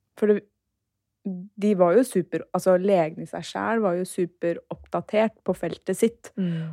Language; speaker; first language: Norwegian; early bilingual, other home language; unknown